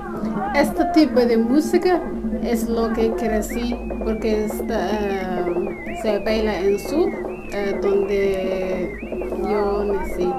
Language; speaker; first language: Spanish; non-native, learner; Somali